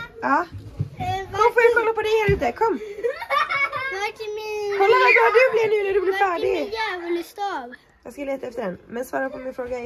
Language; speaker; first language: Swedish; native; Swedish